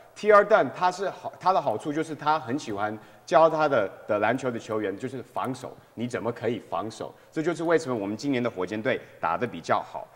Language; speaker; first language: Chinese; early bilingual, heritage; Chinese